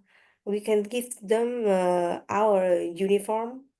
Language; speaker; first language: English; non-native, learner; French